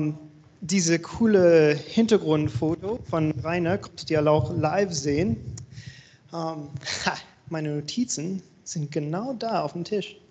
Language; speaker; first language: German; non-native, learner; English